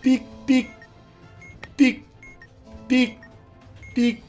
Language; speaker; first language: Russian; native; Russian